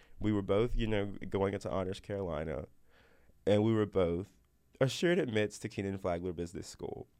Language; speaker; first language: English; native; English